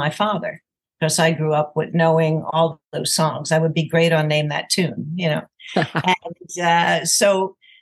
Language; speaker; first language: English; native; English